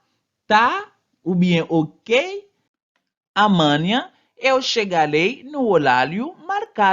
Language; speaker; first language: Portuguese; non-native, fluent; Haitian Creole